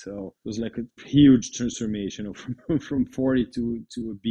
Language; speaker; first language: English; non-native, fluent; Portuguese